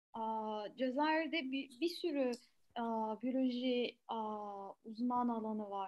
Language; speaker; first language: Turkish; non-native, fluent; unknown